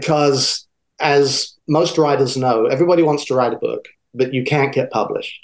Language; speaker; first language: English; native; English